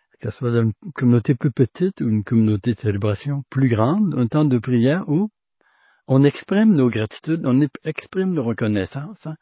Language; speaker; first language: French; native; French